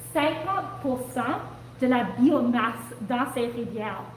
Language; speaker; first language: French; non-native, local second language; English